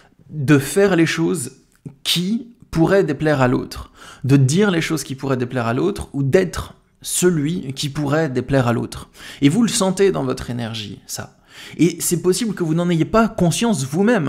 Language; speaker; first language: French; native; French